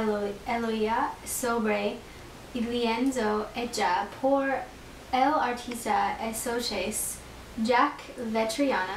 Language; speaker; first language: Spanish; non-native, learner; English